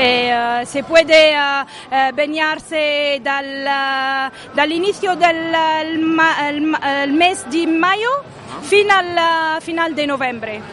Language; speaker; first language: Spanish; non-native, local second language; Arabic